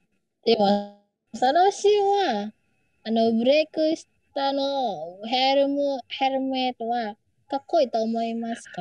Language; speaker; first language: Japanese; non-native, learner; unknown